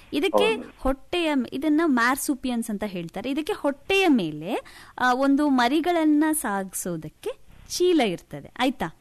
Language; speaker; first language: Kannada; native; Kannada